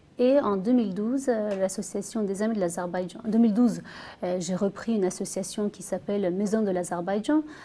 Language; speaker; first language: French; non-native, fluent; Azerbaijani